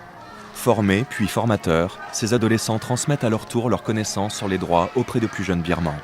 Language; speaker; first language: French; native; French